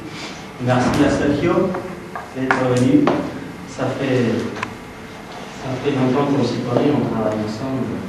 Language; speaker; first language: French; non-native, fluent; Spanish